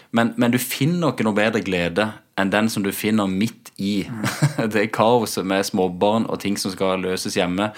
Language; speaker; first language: Norwegian; native; Norwegian